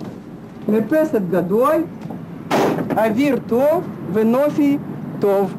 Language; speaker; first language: Hebrew; non-native, learner; Russian